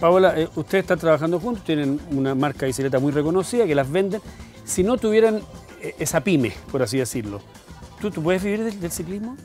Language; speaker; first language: Spanish; native; Spanish